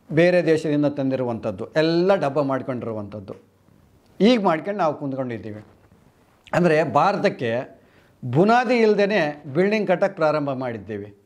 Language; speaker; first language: Kannada; non-native, local second language; Telugu